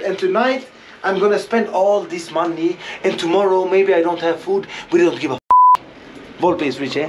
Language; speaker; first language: English; non-native, fluent; Swedish